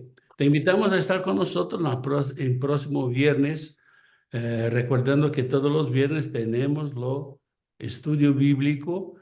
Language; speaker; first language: Spanish; non-native, fluent; Portuguese